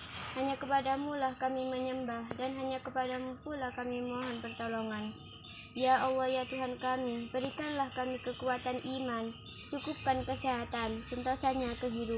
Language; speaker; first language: Indonesian; native; Indonesian